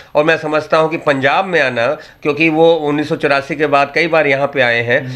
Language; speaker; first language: Hindi; native; Hindi